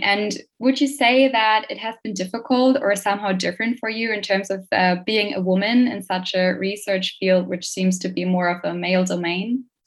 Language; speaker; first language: English; non-native, fluent; German